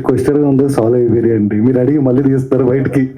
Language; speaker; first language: Telugu; native; Telugu